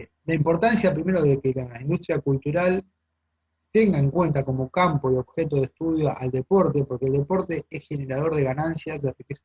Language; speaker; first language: Spanish; native; Spanish